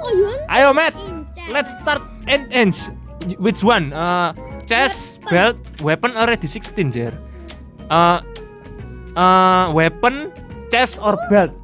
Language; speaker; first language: English; non-native, local second language; Indonesian